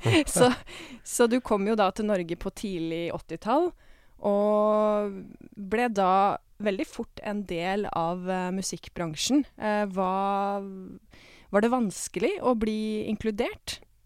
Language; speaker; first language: Norwegian; native; Norwegian